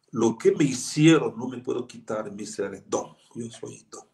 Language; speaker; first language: Spanish; non-native, fluent; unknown